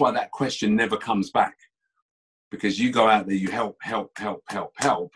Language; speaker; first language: English; native; English